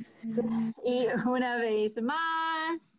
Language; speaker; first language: Spanish; non-native, fluent; English